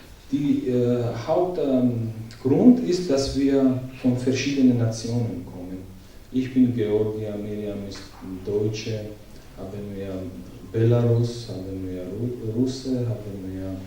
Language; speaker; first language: German; non-native, learner; Georgian